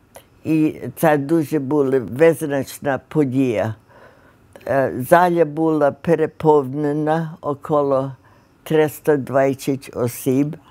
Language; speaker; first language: Ukrainian; early bilingual, heritage; Ukrainian